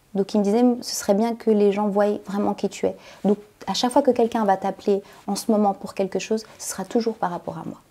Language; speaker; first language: French; native; French